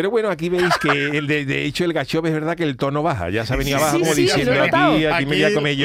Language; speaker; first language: Spanish; native; Spanish